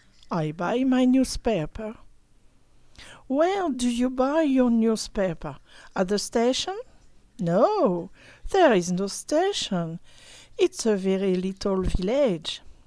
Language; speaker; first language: English; non-native, fluent; French